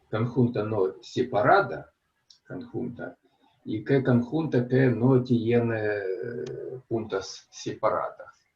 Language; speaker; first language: Spanish; non-native, fluent; Russian